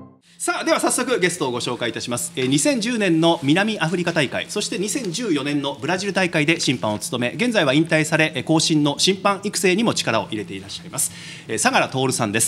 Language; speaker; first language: Japanese; native; Japanese